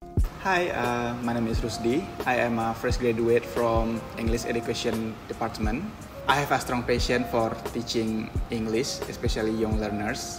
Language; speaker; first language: English; non-native, fluent; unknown